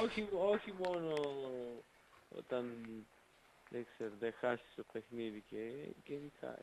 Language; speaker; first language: Greek; non-native, fluent; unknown